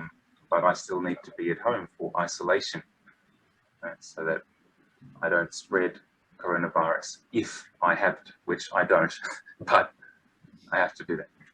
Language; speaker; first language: English; non-native, fluent; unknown